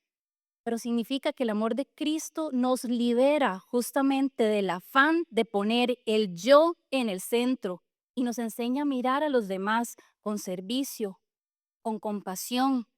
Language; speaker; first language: Spanish; native; Spanish